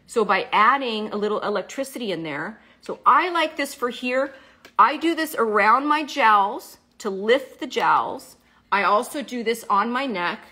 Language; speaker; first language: English; native; English